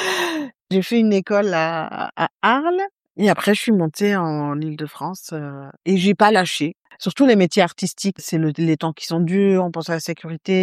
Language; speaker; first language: French; non-native, local second language; Arabic